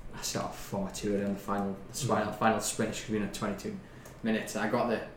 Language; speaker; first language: English; native; English